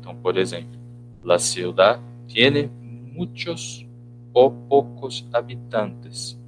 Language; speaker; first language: Spanish; non-native, fluent; Portuguese